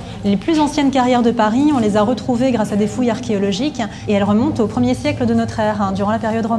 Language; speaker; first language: French; native; French